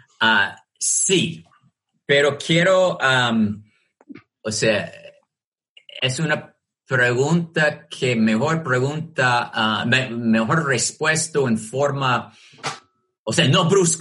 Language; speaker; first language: Spanish; non-native, fluent; English